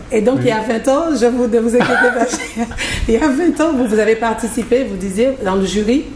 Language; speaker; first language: French; native; French